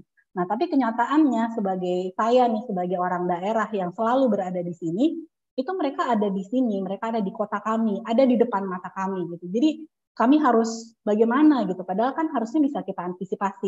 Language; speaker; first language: Indonesian; native; Indonesian